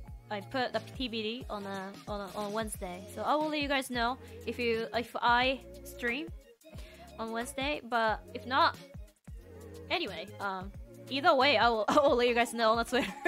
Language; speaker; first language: English; non-native, fluent; Japanese